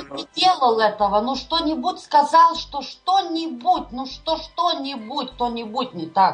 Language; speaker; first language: Russian; non-native, fluent; Lithuanian